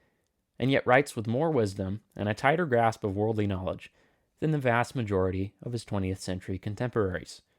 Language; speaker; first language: English; native; English